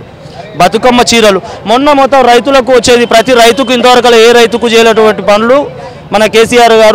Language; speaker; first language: Telugu; native; Telugu